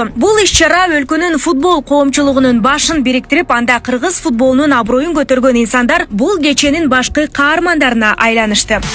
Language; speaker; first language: Kyrgyz; native; Kyrgyz